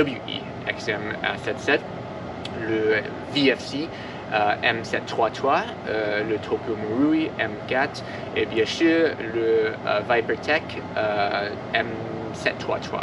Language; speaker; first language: French; non-native, learner; English